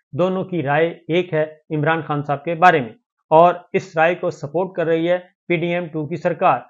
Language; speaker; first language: Urdu; native; Urdu